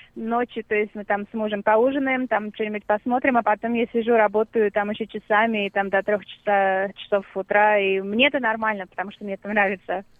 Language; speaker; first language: Russian; native; Russian